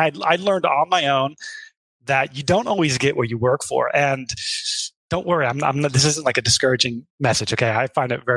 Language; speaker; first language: English; native; English